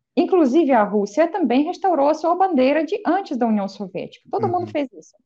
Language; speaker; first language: Portuguese; non-native, fluent; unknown